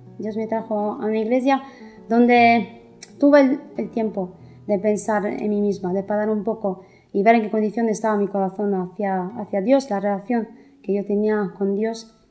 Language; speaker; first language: Spanish; non-native, fluent; Italian